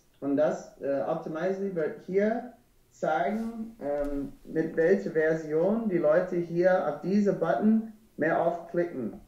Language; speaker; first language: German; non-native, learner; English